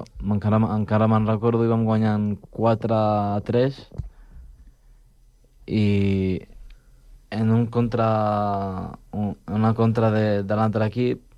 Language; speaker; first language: Catalan; non-native, local second language; Spanish